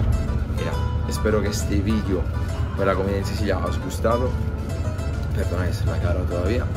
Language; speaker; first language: Spanish; non-native, fluent; Italian